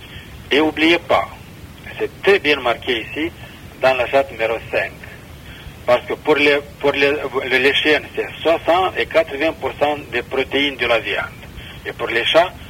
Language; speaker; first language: French; non-native, fluent; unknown